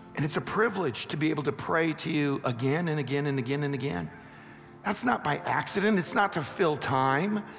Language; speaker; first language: English; native; English